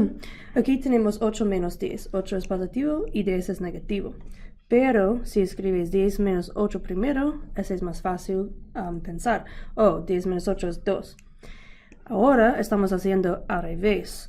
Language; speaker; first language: Spanish; non-native, learner; English